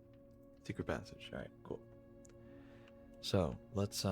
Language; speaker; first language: English; native; English